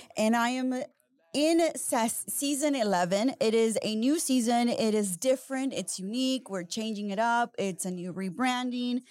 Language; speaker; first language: English; native; English